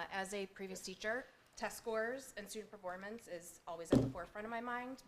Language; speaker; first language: English; native; English